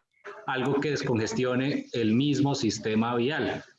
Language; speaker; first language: Spanish; native; Spanish